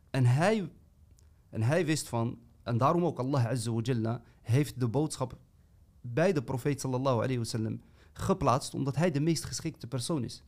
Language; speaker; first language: Dutch; native; Dutch